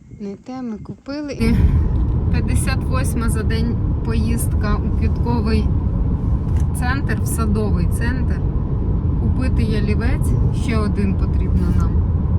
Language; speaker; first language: Ukrainian; non-native, local second language; Russian